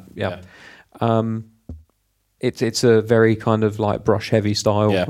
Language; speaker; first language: English; native; English